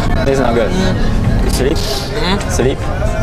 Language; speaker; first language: English; non-native, learner; Japanese